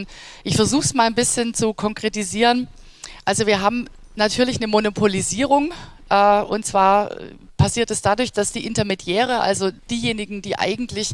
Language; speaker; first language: German; native; German